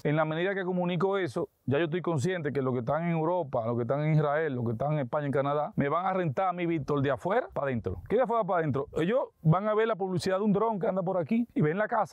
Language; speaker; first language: Spanish; native; Spanish